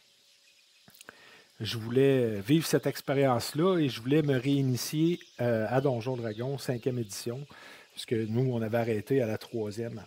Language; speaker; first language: French; native; French